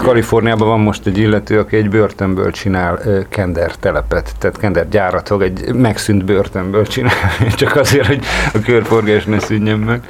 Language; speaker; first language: Hungarian; native; Hungarian